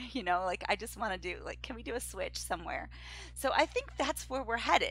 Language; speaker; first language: English; native; English